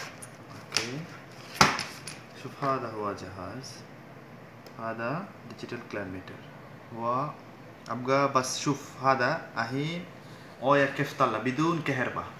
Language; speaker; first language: Arabic; non-native, learner; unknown